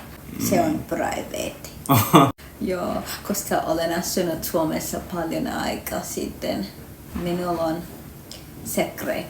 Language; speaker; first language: Finnish; non-native, learner; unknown